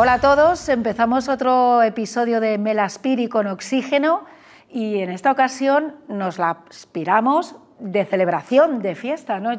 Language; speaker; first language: Spanish; native; Spanish